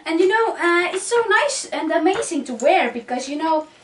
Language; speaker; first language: English; non-native, learner; Estonian